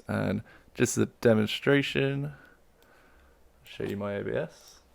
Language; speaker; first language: English; native; English